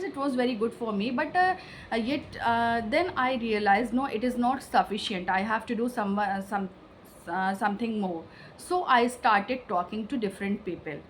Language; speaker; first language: English; non-native, local second language; Hindi